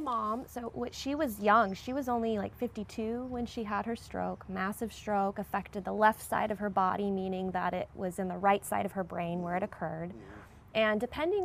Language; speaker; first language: English; native; English